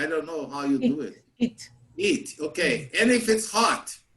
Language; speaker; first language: English; non-native, fluent; Portuguese